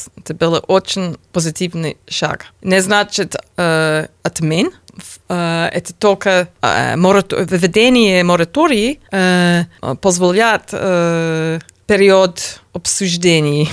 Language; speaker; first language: Russian; non-native, learner; English